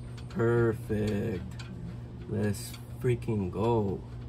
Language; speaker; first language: English; early bilingual, other home language; Spanish